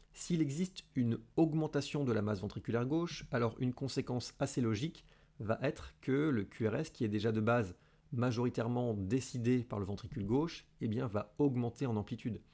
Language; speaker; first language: French; native; French